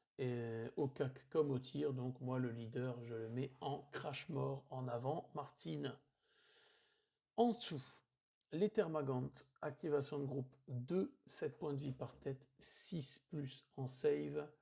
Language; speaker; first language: French; native; French